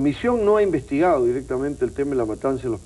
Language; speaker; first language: Spanish; native; Spanish